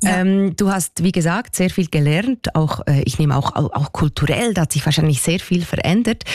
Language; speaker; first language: German; native; German